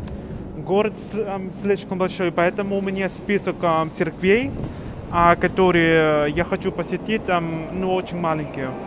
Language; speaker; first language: Russian; non-native, fluent; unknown